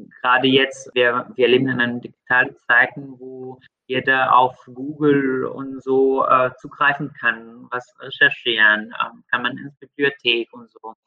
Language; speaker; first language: German; non-native, fluent; Arabic